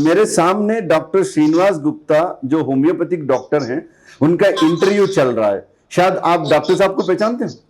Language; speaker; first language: Hindi; non-native, local second language; Telugu